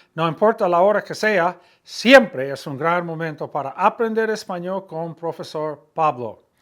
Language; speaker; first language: Spanish; non-native, fluent; English